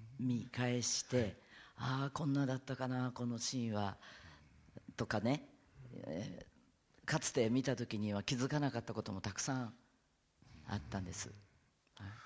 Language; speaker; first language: Japanese; native; Japanese